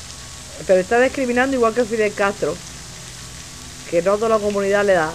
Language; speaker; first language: Spanish; native; Spanish